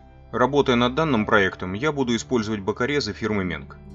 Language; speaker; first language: Russian; native; Russian